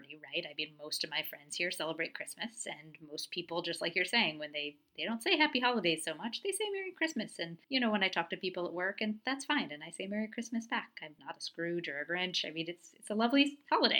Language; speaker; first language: English; native; English